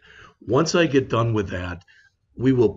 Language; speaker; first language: English; native; English